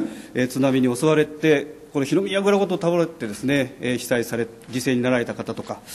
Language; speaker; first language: Japanese; native; Japanese